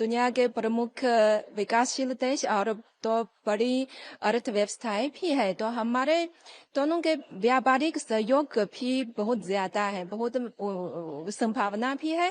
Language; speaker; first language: Hindi; non-native, learner; Chinese